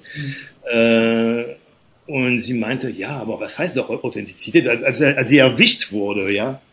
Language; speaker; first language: German; non-native, fluent; French